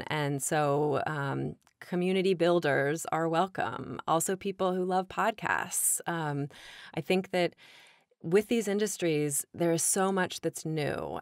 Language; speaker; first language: English; native; English